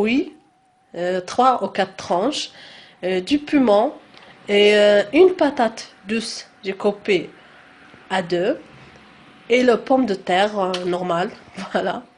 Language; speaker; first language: French; non-native, local second language; Arabic